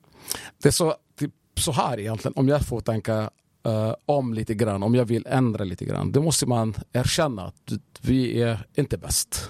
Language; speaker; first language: Swedish; non-native, fluent; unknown